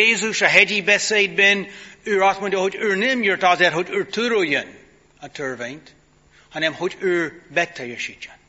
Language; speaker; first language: Hungarian; non-native, fluent; English